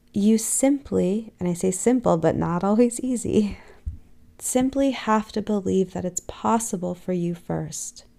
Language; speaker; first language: English; native; English